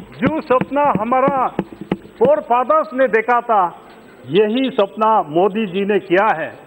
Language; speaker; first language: Hindi; non-native, local second language; Adi